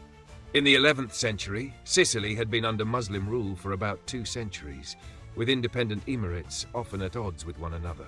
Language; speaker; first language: English; non-native, fluent; Italian